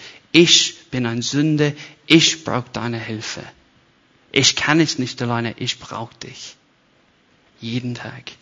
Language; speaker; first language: German; non-native, fluent; English